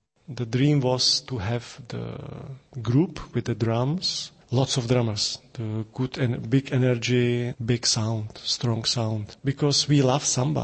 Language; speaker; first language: English; non-native, learner; Czech